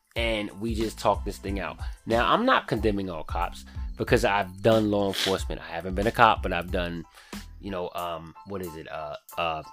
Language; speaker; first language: English; native; English